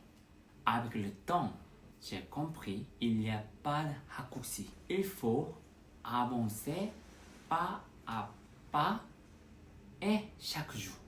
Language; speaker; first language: French; non-native, fluent; Korean